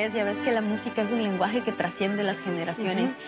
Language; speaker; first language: Spanish; native; Spanish